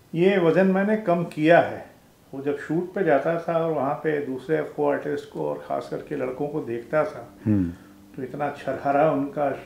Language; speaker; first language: Hindi; native; Hindi